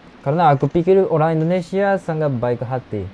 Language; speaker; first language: Indonesian; non-native, fluent; Japanese